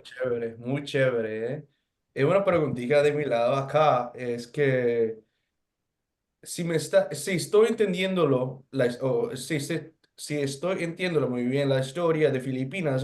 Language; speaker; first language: Spanish; non-native, fluent; English